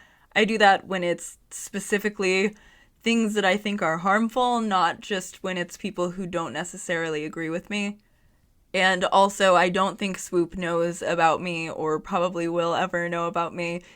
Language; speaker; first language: English; native; English